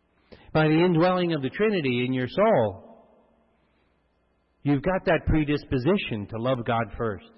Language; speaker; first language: English; native; English